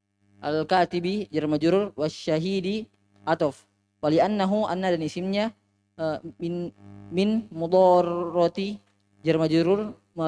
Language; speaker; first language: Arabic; non-native, learner; Indonesian